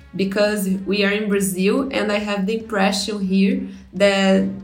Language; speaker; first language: English; non-native, fluent; Portuguese